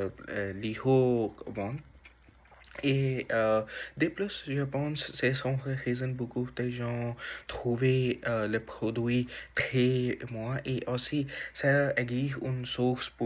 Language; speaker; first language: French; non-native, learner; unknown